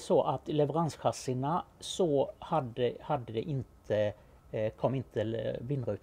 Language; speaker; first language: Swedish; native; Swedish